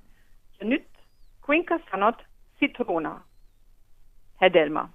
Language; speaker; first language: Finnish; non-native, fluent; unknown